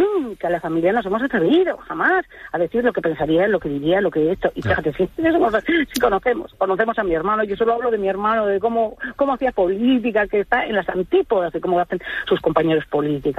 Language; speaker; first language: Spanish; native; Spanish